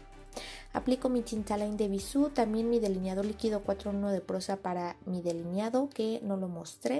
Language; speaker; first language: Spanish; native; Spanish